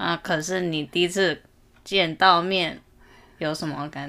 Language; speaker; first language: Chinese; early bilingual, heritage; Chinese